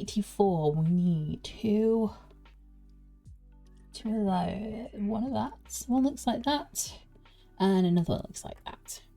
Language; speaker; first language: English; native; English